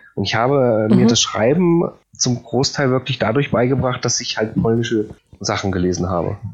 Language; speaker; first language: German; early bilingual, other home language; Polish